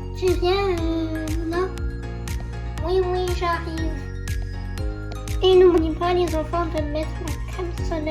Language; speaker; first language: French; native; French